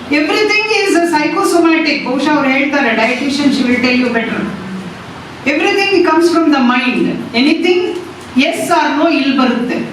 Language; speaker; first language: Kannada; non-native, local second language; Tamil